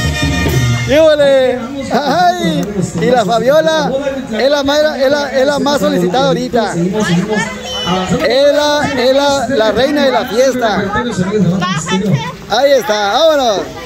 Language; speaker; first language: Spanish; native; Spanish